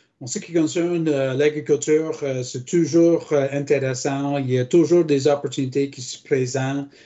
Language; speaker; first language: French; non-native, local second language; English